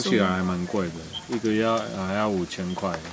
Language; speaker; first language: Chinese; non-native, fluent; English